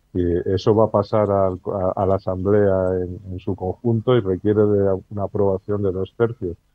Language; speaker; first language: Spanish; native; Spanish